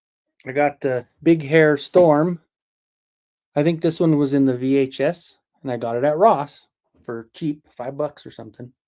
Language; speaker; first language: English; native; English